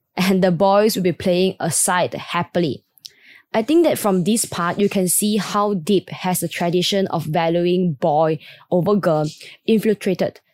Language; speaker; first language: English; non-native, local second language; Chinese